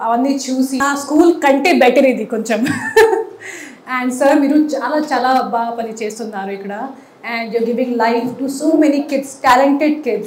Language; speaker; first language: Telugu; non-native, learner; Hindi